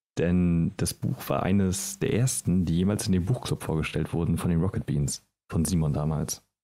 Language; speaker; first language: German; native; German